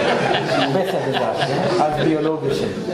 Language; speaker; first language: German; non-native, fluent; Arabic